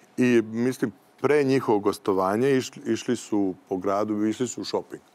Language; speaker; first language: Serbian; native; Serbian